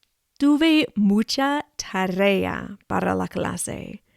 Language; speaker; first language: Spanish; non-native, fluent; English